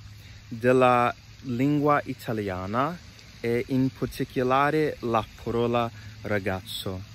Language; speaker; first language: Italian; non-native, learner; English